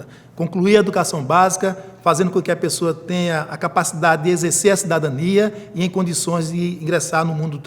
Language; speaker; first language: Portuguese; native; Portuguese